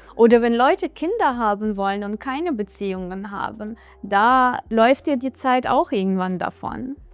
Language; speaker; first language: German; non-native, fluent; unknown